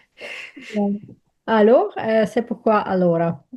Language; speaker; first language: French; non-native, learner; Ukrainian